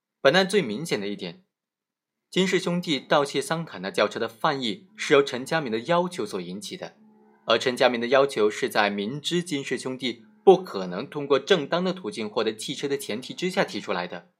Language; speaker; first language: Chinese; native; Chinese